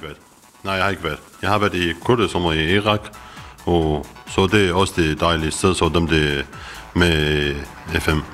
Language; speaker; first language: Danish; non-native, learner; Kurdish